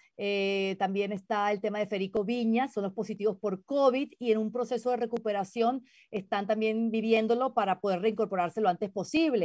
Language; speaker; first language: Spanish; native; Spanish